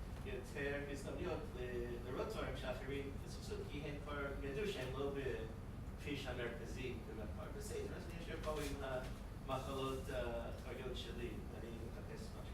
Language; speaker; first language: Hebrew; non-native, fluent; English